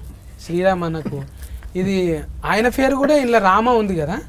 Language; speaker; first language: Telugu; native; Telugu